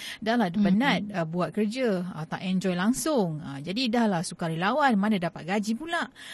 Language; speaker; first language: Malay; native; Malay